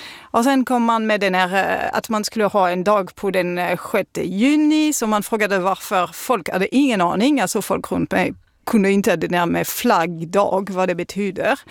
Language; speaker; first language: Swedish; non-native, fluent; French